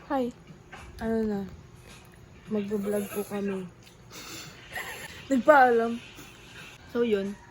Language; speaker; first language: Filipino; native; Filipino